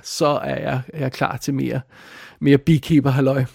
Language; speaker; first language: Danish; native; Danish